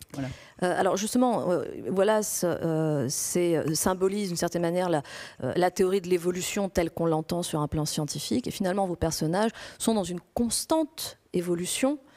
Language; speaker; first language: French; non-native, fluent; Greek